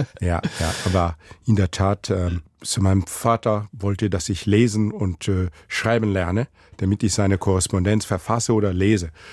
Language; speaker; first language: German; non-native, fluent; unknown